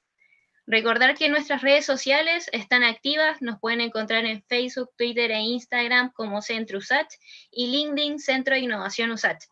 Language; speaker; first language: Spanish; native; Spanish